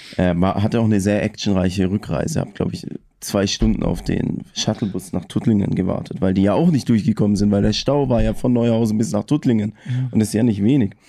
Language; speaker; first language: German; native; German